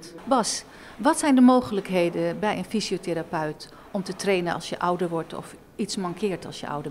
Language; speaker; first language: Dutch; native; Dutch